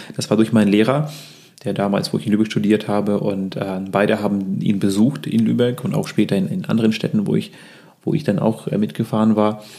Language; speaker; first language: German; early bilingual, other home language; Russian